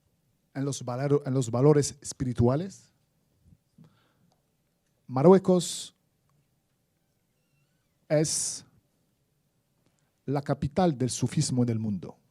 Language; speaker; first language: Spanish; non-native, fluent; Arabic